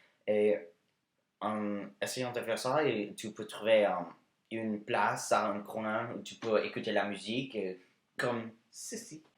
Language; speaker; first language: French; non-native, learner; English